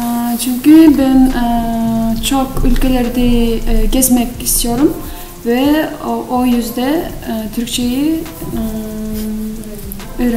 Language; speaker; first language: Turkish; non-native, learner; Kyrgyz